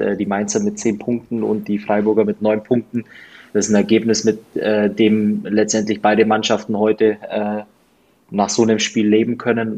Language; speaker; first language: German; native; German